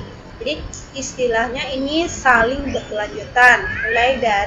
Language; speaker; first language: Indonesian; native; Indonesian